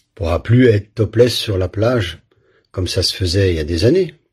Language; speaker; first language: French; native; French